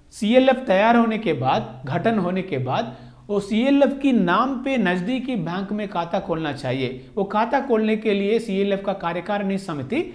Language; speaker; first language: Hindi; non-native, local second language; Telugu